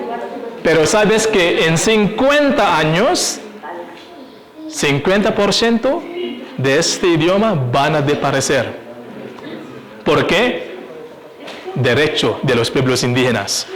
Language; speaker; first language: Spanish; non-native, fluent; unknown